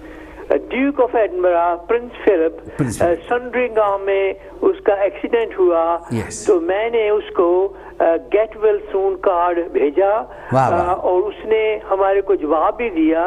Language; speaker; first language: Hindi; early bilingual, heritage; Hindi